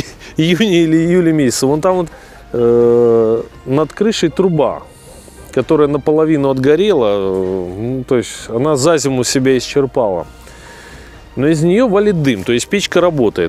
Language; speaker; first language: Russian; native; Russian